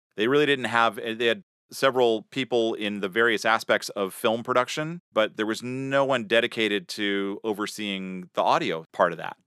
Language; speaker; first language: English; native; English